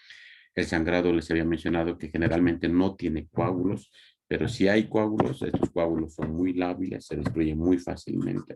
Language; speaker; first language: Spanish; native; Spanish